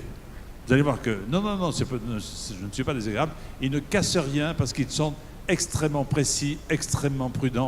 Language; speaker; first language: French; native; French